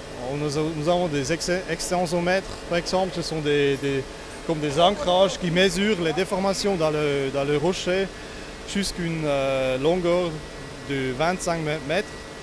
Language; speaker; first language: French; non-native, local second language; Italian